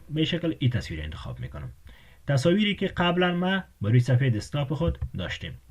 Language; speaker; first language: Persian; native; Persian